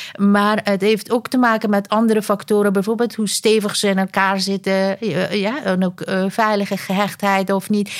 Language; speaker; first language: Dutch; non-native, fluent; Persian